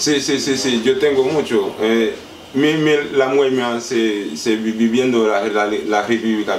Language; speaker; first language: Spanish; non-native, learner; Haitian Creole